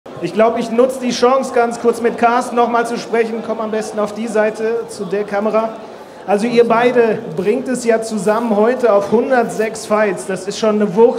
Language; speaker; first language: German; native; German